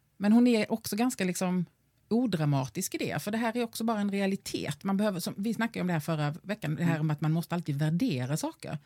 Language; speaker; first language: Swedish; native; Swedish